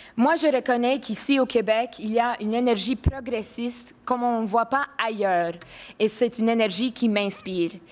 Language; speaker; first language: French; non-native, local second language; English